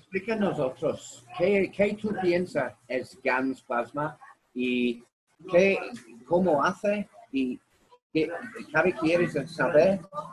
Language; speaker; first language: Spanish; non-native, learner; English